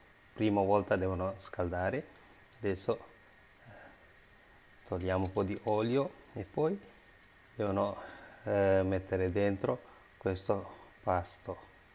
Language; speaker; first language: Italian; non-native, learner; Sinhala